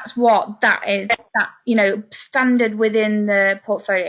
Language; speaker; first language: English; native; English